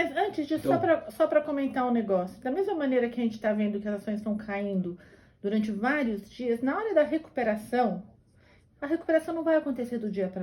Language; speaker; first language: Portuguese; native; Portuguese